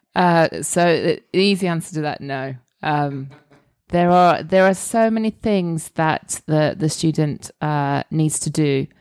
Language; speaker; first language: English; native; English